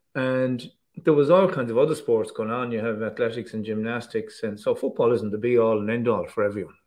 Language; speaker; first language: English; native; English